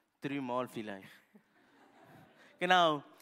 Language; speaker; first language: German; non-native, learner; Spanish